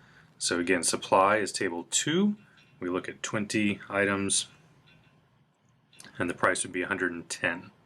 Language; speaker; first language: English; native; English